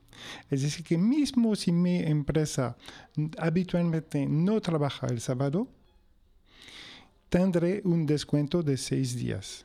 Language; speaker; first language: Spanish; non-native, local second language; French